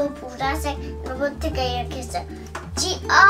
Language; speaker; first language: Korean; early bilingual, other home language; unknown